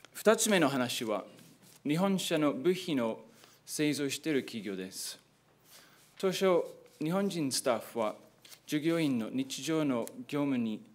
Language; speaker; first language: Japanese; non-native, fluent; English